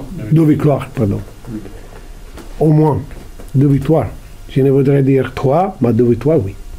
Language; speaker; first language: French; non-native, learner; Italian